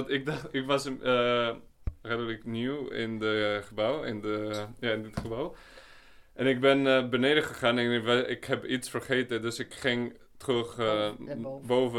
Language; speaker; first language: Dutch; non-native, learner; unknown